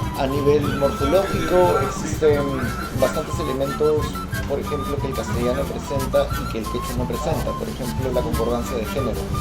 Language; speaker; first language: Spanish; native; Spanish